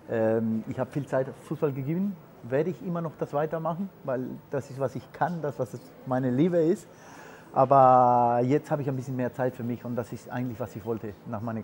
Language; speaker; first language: German; non-native, fluent; Spanish